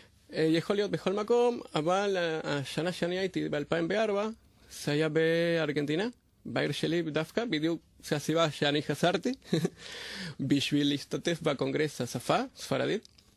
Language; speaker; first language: Hebrew; non-native, fluent; Spanish